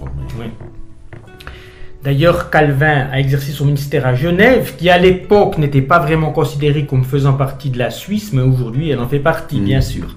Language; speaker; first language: French; native; French